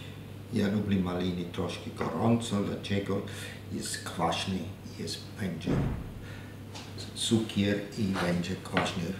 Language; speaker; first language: Polish; non-native, learner; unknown